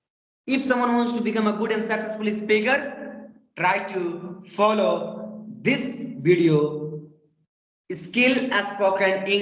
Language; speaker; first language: English; non-native, learner; Bhojpuri